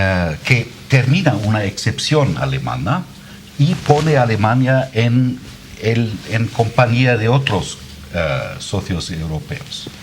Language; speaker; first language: Spanish; non-native, fluent; German